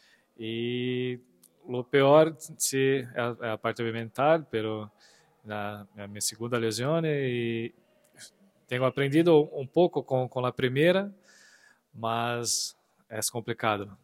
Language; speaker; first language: Spanish; non-native, fluent; Portuguese